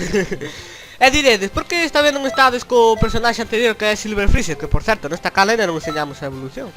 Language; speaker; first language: Galician; non-native, local second language; Spanish